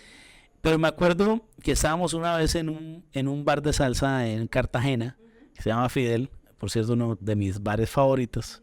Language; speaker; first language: Spanish; native; Spanish